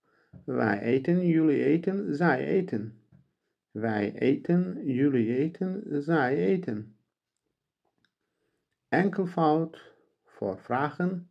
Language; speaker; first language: Dutch; non-native, learner; Turkish